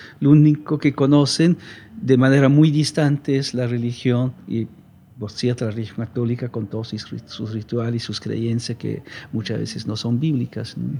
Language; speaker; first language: Spanish; non-native, fluent; French